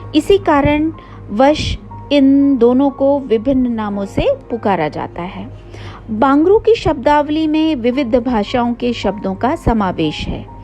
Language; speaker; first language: Hindi; native; Hindi